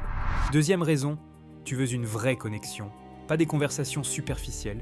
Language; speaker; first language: French; native; French